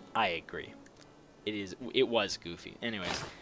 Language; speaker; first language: English; native; English